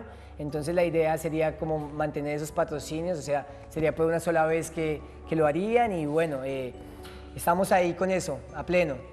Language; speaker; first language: Spanish; native; Spanish